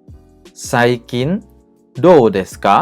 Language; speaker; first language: Japanese; non-native, fluent; Khmer